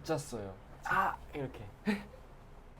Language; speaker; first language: Korean; native; Korean